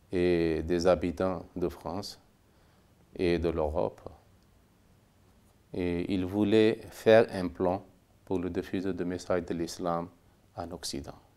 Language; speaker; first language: French; non-native, fluent; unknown